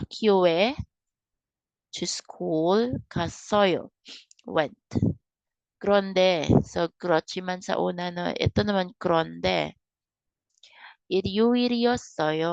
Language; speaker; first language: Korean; non-native, learner; Kinaray-a